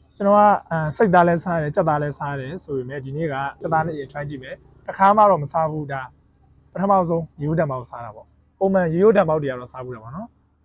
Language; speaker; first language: Burmese; native; Burmese